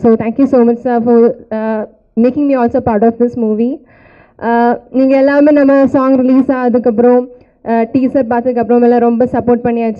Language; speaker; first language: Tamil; non-native, learner; Malayalam